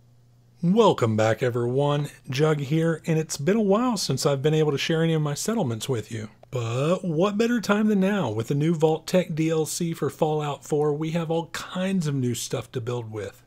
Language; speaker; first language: English; native; English